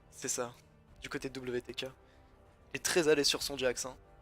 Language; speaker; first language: French; native; French